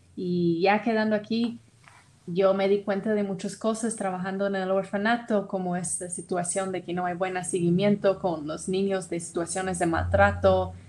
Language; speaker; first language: Spanish; non-native, fluent; English